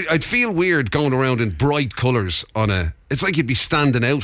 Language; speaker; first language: English; native; English